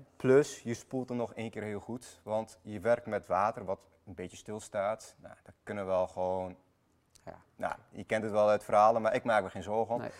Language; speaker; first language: Dutch; early bilingual, other home language; Armenian